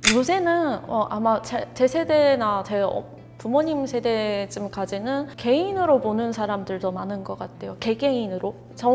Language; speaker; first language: Korean; non-native, fluent; Japanese